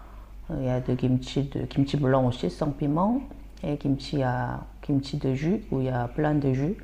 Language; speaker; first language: French; non-native, fluent; Korean